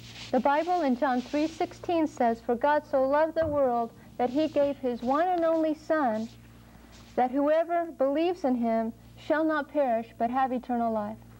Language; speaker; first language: English; native; English